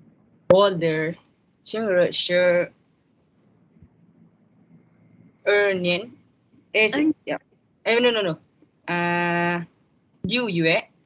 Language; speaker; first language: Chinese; non-native, learner; Malay